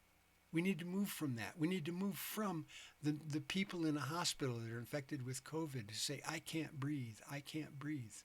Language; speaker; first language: English; native; English